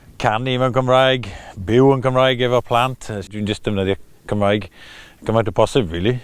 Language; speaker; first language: Welsh; non-native, local second language; English